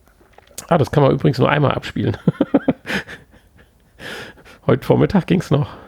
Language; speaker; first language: German; native; German